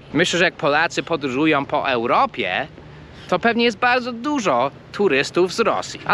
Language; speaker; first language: Polish; early bilingual, heritage; Polish